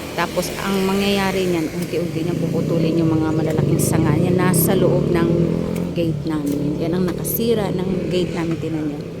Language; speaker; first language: Filipino; native; Filipino